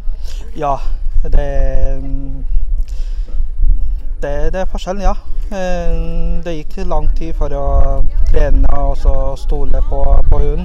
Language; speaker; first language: Norwegian; non-native, fluent; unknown